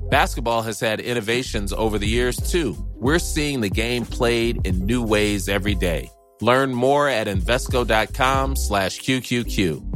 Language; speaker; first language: English; native; English